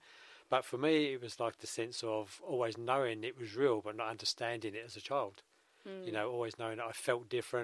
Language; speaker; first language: English; native; English